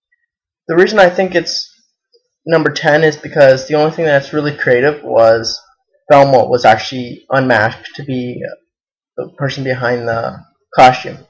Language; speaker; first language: English; native; English